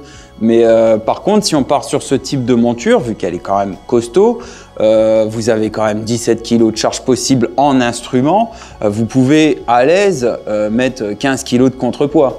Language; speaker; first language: French; native; French